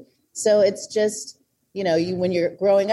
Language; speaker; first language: English; native; English